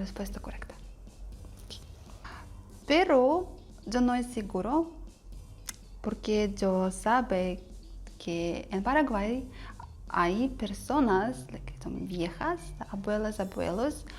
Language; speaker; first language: Spanish; non-native, learner; Russian